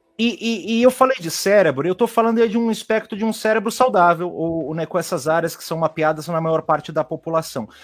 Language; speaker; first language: Portuguese; native; Portuguese